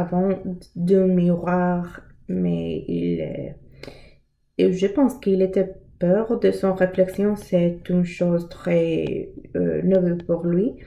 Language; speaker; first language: French; non-native, learner; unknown